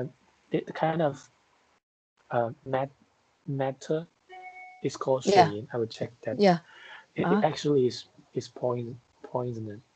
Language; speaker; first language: English; non-native, fluent; Chinese